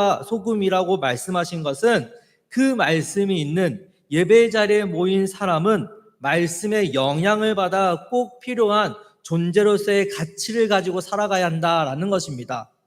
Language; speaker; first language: Korean; native; Korean